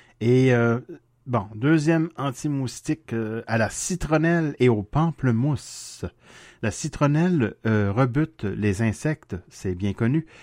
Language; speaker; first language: French; native; French